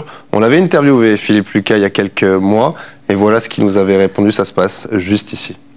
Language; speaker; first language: French; native; French